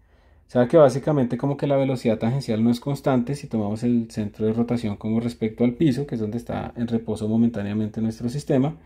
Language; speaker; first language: Spanish; native; Spanish